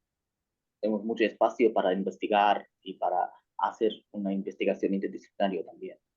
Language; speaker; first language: Spanish; non-native, learner; Bangla